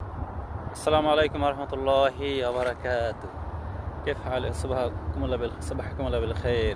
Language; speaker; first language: Arabic; non-native, learner; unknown